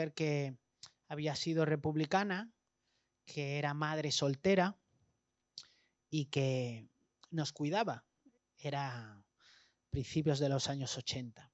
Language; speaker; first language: Spanish; native; Spanish